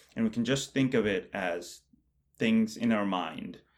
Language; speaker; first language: English; non-native, local second language; Bangla